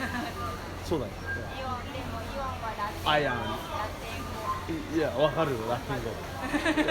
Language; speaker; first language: Japanese; non-native, learner; English